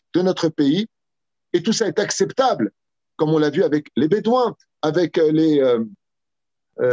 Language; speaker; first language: French; native; French